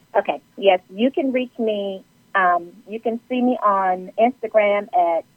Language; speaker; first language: English; native; English